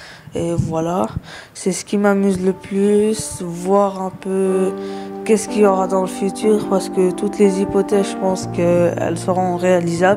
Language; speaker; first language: French; early bilingual, other home language; Arabic